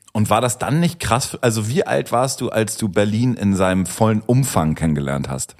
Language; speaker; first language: German; native; German